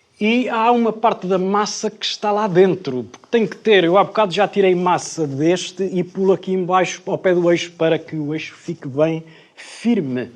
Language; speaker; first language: Portuguese; native; Portuguese